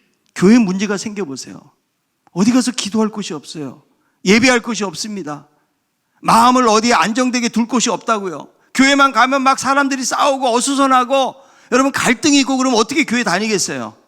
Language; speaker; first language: Korean; native; Korean